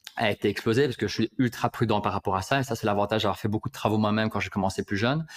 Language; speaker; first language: French; native; French